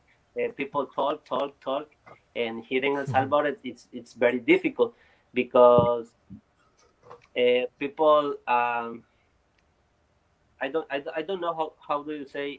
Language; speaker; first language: English; non-native, learner; Spanish